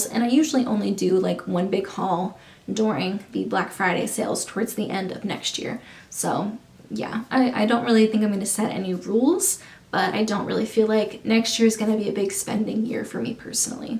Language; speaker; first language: English; native; English